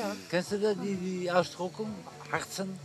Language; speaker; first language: German; non-native, learner; Dutch